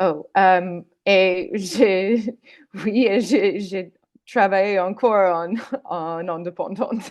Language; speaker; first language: French; non-native, learner; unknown